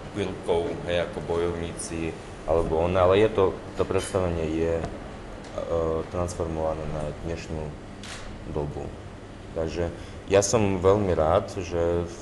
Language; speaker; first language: Slovak; non-native, fluent; Ukrainian